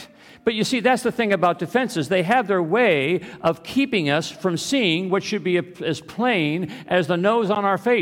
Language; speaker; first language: English; native; English